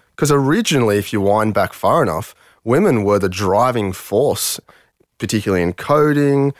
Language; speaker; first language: English; early bilingual, other home language; French